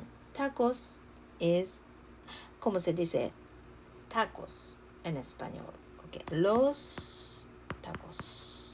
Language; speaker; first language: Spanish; non-native, learner; Japanese